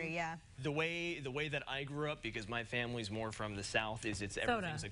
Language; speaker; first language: English; native; English